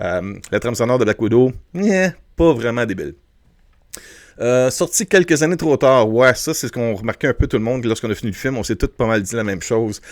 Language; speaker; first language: French; native; French